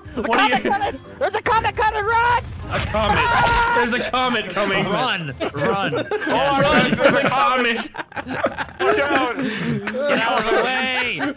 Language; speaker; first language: English; native; English